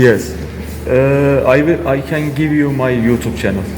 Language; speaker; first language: English; non-native, learner; Turkish